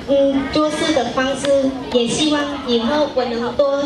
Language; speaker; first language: Chinese; non-native, fluent; Vietnamese